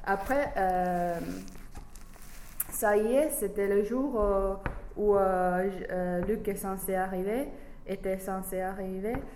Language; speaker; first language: French; non-native, fluent; English